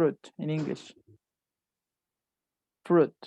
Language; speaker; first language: English; non-native, fluent; Spanish